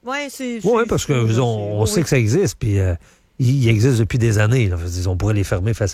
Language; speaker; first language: French; native; French